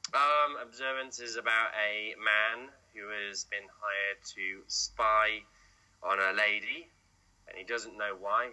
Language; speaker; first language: English; native; English